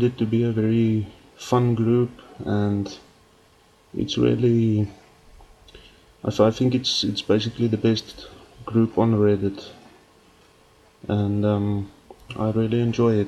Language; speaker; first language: English; non-native, local second language; Afrikaans